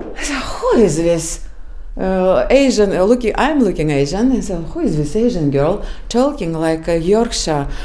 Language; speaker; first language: English; non-native, fluent; Russian